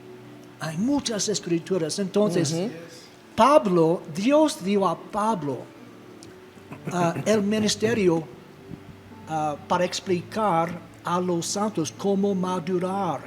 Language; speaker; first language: Spanish; non-native, fluent; English